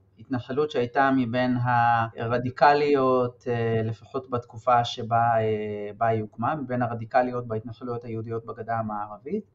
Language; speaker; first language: Hebrew; native; Hebrew